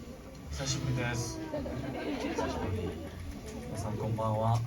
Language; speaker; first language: Japanese; non-native, learner; Korean